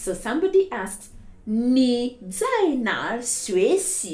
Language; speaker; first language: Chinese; non-native, fluent; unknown